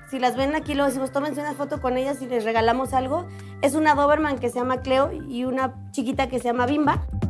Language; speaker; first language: Spanish; native; Spanish